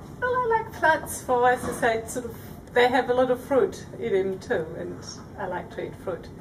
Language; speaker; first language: English; native; English